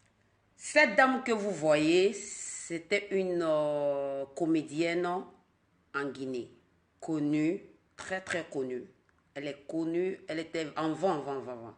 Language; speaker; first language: French; non-native, local second language; Dyula